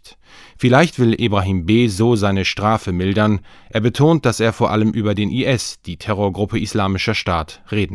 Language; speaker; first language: German; native; German